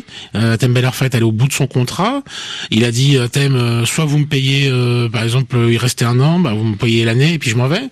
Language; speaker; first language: French; native; French